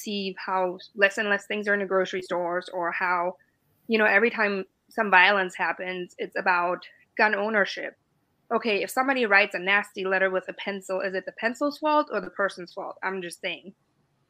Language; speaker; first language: English; non-native, fluent; German